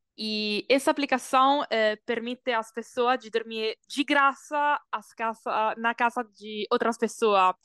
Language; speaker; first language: Portuguese; non-native, fluent; Italian